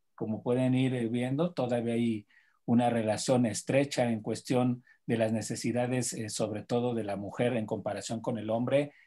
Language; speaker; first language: Spanish; native; Spanish